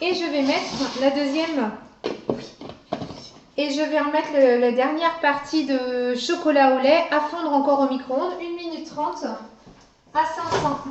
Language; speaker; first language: French; native; French